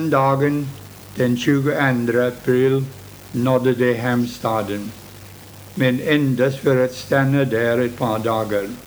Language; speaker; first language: Swedish; early bilingual, heritage; Swedish